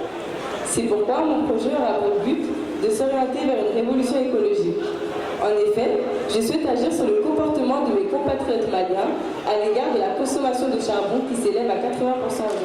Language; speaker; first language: French; early bilingual, other home language; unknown